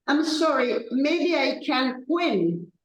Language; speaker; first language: English; non-native, learner; Italian